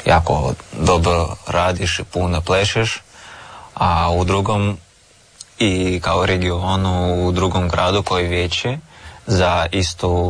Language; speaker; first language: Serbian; non-native, fluent; Russian